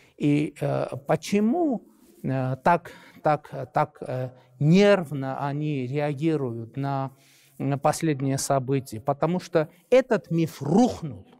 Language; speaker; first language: Russian; non-native, local second language; Armenian